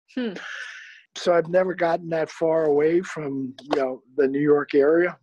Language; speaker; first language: English; native; English